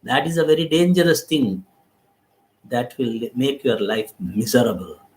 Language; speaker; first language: English; non-native, local second language; Telugu